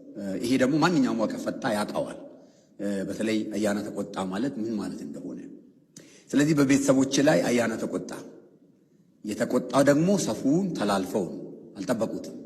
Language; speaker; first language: Amharic; non-native, local second language; Oromo